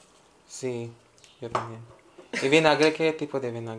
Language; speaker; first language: Spanish; non-native, learner; Filipino